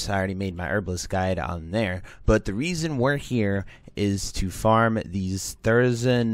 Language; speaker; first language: English; native; English